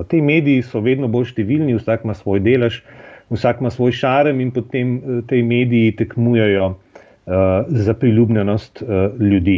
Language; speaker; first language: Slovenian; native; Slovenian